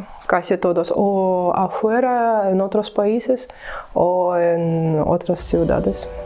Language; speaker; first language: Spanish; non-native, learner; Ukrainian